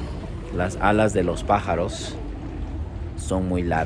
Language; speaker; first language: Spanish; early bilingual, heritage; Spanish